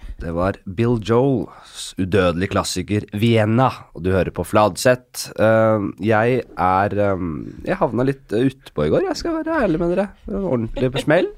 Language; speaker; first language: Norwegian; native; Norwegian